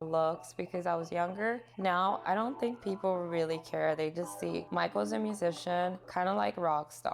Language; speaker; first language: English; native; English